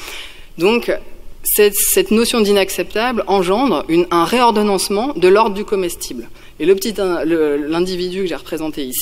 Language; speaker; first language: French; native; French